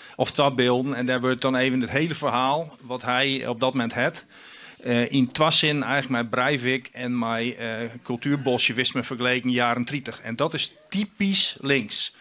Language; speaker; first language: Dutch; non-native, local second language; Western Frisian